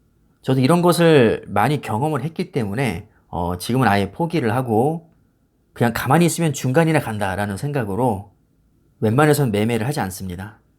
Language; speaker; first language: Korean; native; Korean